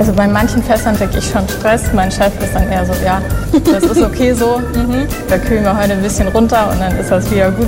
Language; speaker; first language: German; native; German